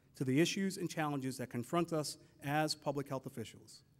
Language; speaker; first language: English; native; English